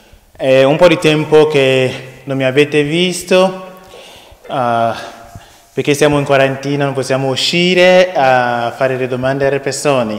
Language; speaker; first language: Italian; non-native, learner; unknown